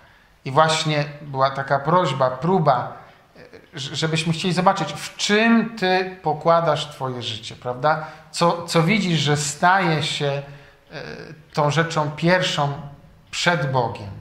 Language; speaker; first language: Polish; native; Polish